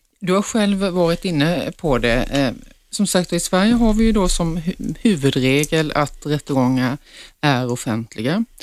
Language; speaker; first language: Swedish; native; Swedish